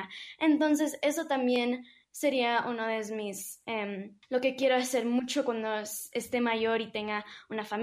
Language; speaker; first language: Spanish; early bilingual, heritage; English